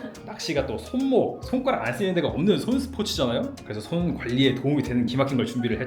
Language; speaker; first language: Korean; native; Korean